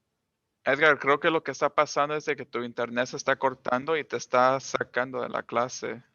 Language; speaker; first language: Spanish; early bilingual, other home language; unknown